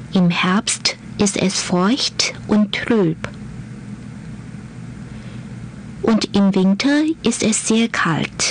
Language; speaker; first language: German; non-native, fluent; Chinese